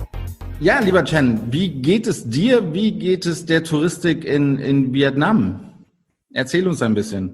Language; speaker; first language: German; native; German